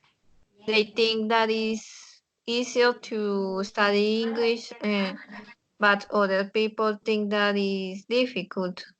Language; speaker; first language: English; non-native, learner; Spanish